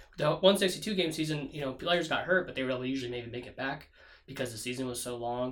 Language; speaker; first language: English; native; English